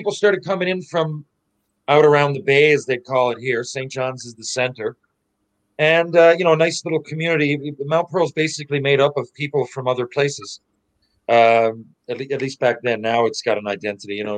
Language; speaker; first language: English; native; English